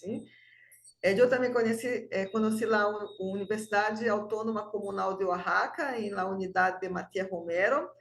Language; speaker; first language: Portuguese; non-native, fluent; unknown